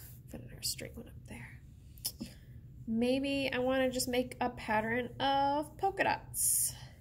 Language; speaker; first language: English; native; English